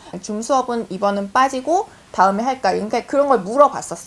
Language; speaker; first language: Korean; native; Korean